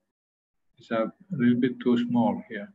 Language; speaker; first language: English; non-native, fluent; Finnish